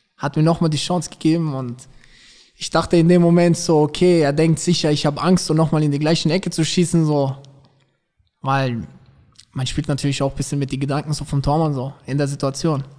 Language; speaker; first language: German; native; German